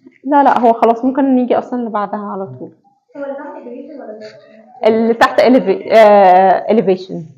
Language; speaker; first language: Arabic; native; Arabic